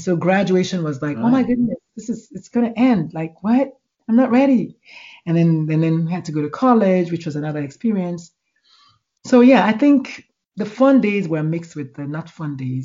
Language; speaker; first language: English; non-native, local second language; Igbo